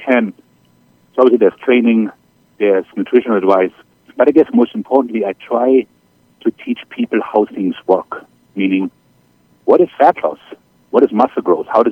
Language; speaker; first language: English; non-native, fluent; German